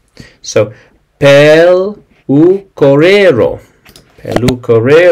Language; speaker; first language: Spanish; non-native, learner; English